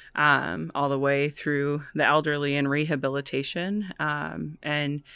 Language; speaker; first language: English; native; English